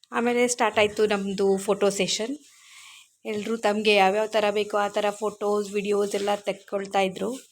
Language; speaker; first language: Kannada; non-native, local second language; Konkani